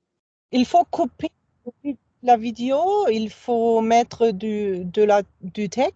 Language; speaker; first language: French; non-native, fluent; German